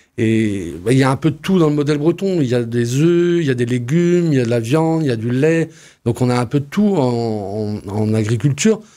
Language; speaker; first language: French; native; French